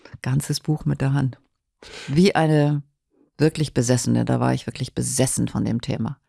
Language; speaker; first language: German; native; German